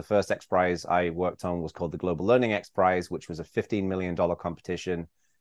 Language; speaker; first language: English; native; English